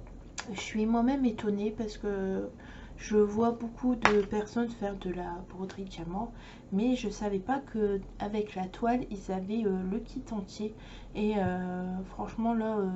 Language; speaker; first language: French; native; French